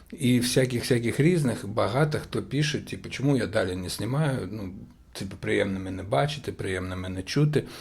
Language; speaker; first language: Ukrainian; non-native, local second language; Russian